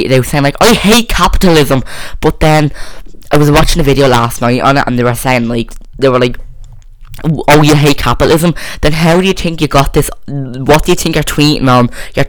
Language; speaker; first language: English; native; English